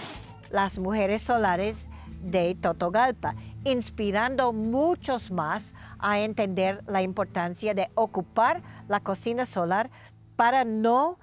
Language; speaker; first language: Spanish; non-native, fluent; English